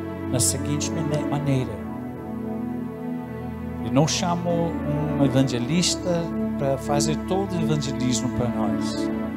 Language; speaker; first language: Portuguese; non-native, fluent; English